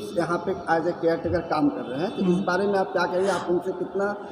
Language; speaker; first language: Hindi; native; Hindi